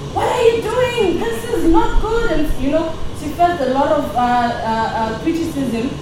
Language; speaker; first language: English; non-native, local second language; Shona